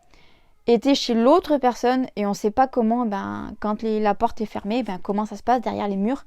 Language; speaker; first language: French; native; French